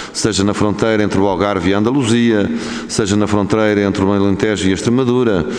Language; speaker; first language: Portuguese; native; Portuguese